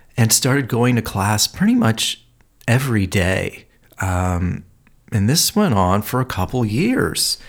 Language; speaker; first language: English; native; English